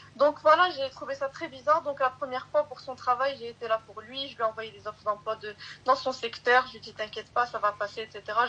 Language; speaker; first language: French; early bilingual, other home language; Arabic